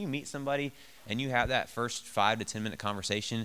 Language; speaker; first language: English; native; English